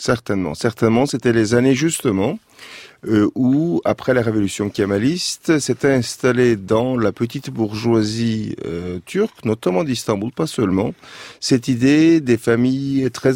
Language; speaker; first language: French; non-native, fluent; Turkish